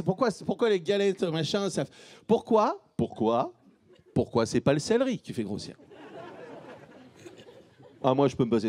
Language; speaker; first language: French; native; French